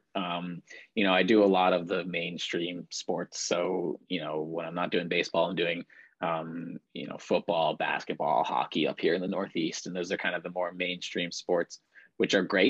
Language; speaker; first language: English; native; English